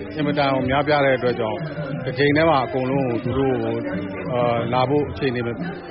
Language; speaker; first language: Burmese; native; Burmese